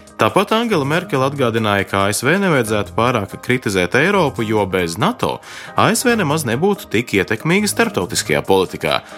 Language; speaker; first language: Latvian; early bilingual, heritage; Latvian